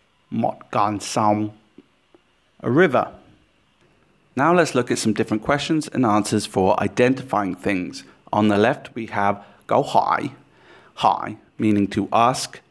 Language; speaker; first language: English; native; English